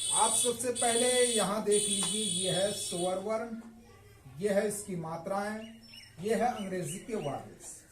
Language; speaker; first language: Hindi; native; Hindi